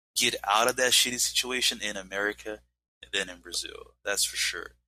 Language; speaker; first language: English; non-native, fluent; Portuguese